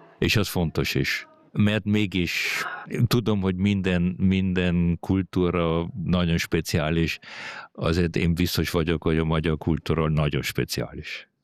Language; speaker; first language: Hungarian; early bilingual, heritage; Hungarian